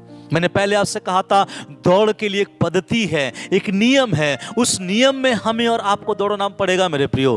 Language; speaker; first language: Hindi; non-native, local second language; Bangla